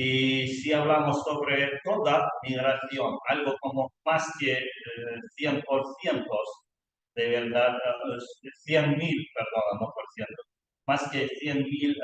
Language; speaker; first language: Spanish; non-native, learner; Lithuanian